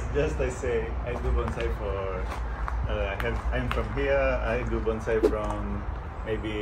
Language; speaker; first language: English; non-native, learner; Spanish